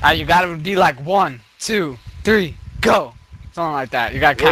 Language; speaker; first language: English; native; English